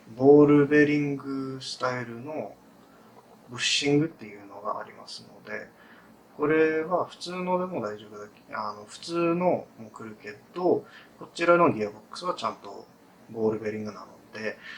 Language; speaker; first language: Japanese; non-native, fluent; English